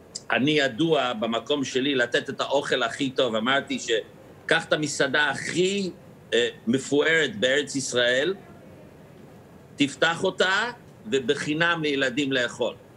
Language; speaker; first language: Hebrew; non-native, fluent; English